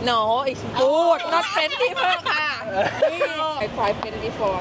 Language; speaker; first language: English; non-native, learner; Thai